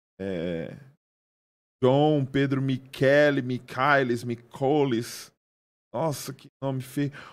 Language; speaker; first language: Portuguese; native; Portuguese